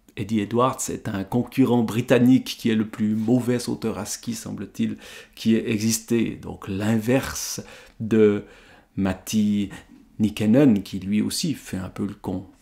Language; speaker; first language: French; native; French